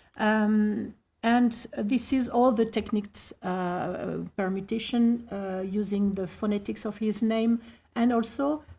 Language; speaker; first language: English; non-native, fluent; French